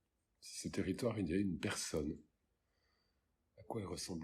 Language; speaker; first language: French; native; French